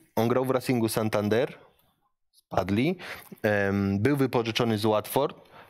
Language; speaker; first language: Polish; native; Polish